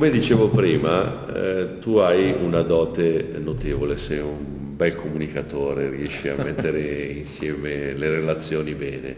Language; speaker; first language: Italian; native; Italian